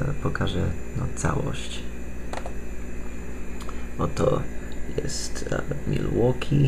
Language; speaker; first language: Polish; non-native, fluent; English